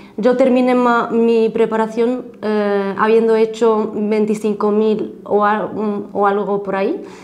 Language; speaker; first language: Spanish; non-native, fluent; Arabic